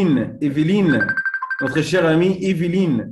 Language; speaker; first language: French; non-native, fluent; Arabic